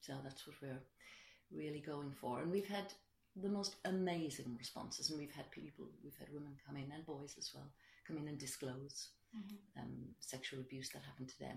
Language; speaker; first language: English; native; English